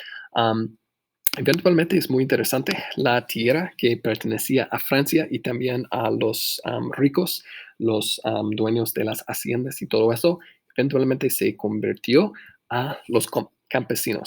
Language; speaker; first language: Spanish; non-native, fluent; English